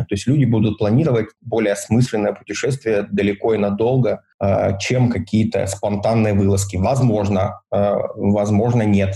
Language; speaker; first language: Russian; native; Russian